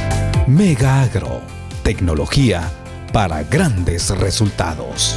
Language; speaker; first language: Spanish; native; Spanish